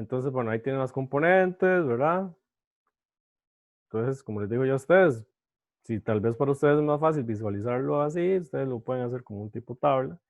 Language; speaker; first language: Spanish; native; Spanish